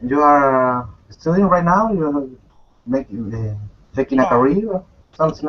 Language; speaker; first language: English; non-native, learner; Spanish